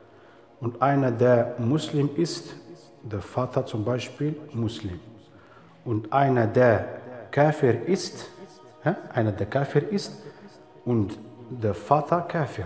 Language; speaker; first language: German; non-native, fluent; Arabic